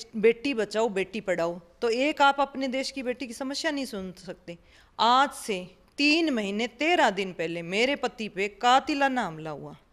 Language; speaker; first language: Hindi; native; Hindi